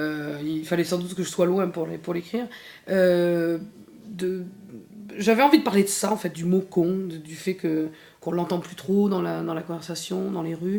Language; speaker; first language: French; native; French